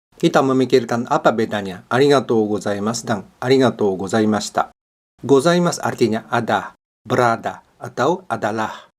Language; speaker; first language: Indonesian; non-native, fluent; Japanese